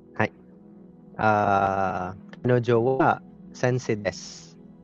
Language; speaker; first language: Japanese; non-native, learner; Cebuano